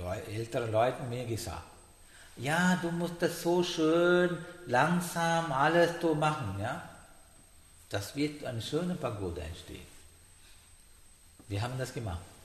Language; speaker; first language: German; non-native, learner; Sinhala